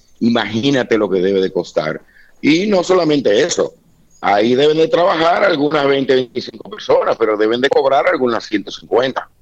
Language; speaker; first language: Spanish; native; Spanish